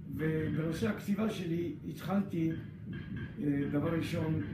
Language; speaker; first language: Hebrew; early bilingual, other home language; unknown